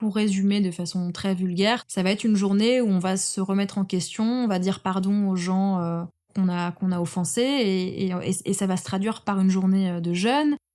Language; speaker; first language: French; native; French